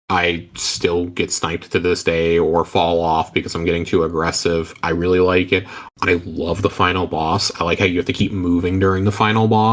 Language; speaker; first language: English; native; English